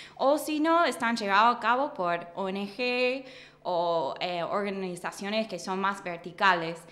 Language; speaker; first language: Spanish; non-native, fluent; English